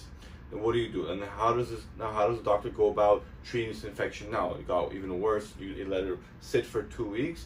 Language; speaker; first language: English; native; English